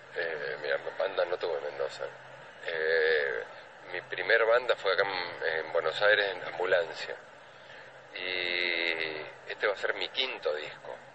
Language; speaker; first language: Spanish; native; Spanish